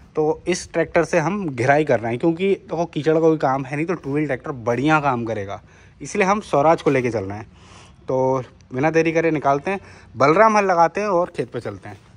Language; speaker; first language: Hindi; native; Hindi